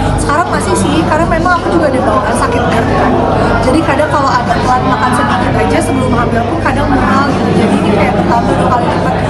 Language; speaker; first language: Indonesian; native; Indonesian